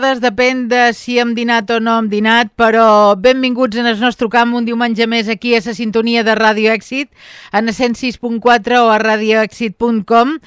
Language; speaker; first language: Catalan; native; Catalan